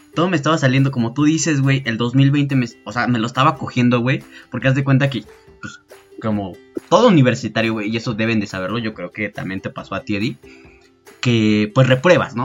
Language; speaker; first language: Spanish; native; Spanish